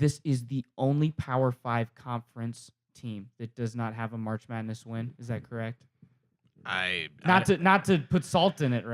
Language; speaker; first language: English; native; English